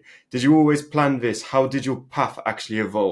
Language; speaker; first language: English; early bilingual, other home language; Albanian